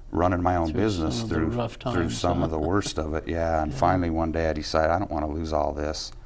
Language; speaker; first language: English; native; English